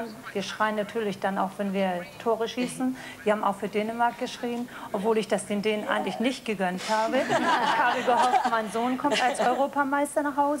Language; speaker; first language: German; native; German